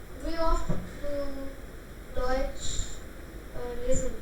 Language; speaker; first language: German; non-native, learner; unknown